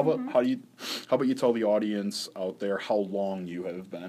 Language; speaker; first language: English; native; English